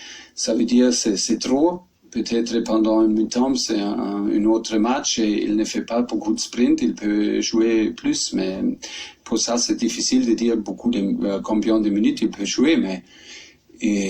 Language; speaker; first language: French; non-native, learner; German